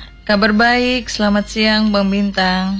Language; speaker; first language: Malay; non-native, local second language; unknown